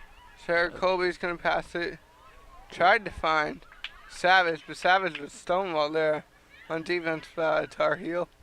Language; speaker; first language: English; native; English